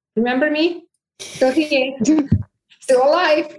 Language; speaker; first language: English; non-native, fluent; Catalan